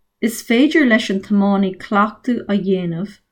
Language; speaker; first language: Irish; non-native, learner; English